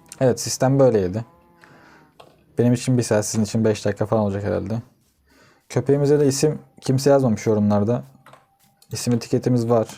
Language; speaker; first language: Turkish; native; Turkish